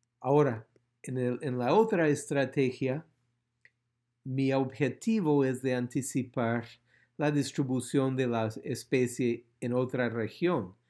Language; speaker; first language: Spanish; non-native, fluent; English